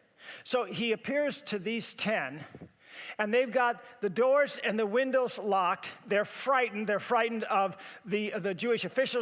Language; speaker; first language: English; native; English